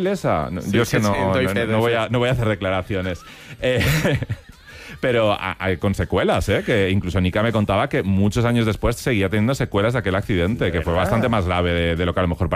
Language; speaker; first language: Spanish; native; Spanish